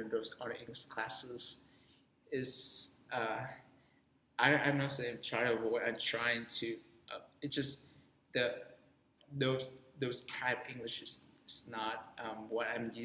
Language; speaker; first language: English; non-native, fluent; Vietnamese